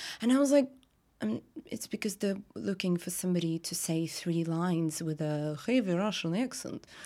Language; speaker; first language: English; non-native, fluent; Russian